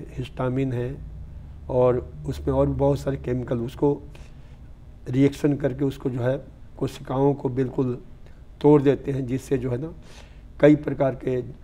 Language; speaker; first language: Hindi; native; Hindi